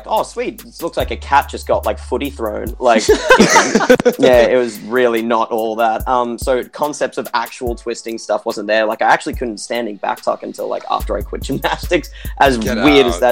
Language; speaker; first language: English; native; English